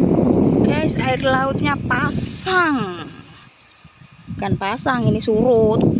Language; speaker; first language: Indonesian; non-native, local second language; Javanese